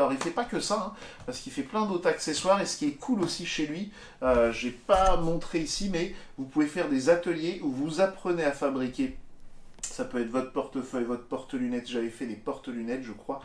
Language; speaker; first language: French; native; French